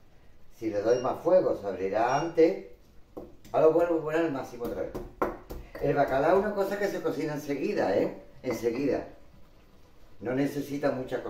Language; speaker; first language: Spanish; native; Spanish